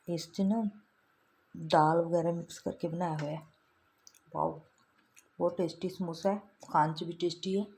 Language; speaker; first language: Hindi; non-native, local second language; Punjabi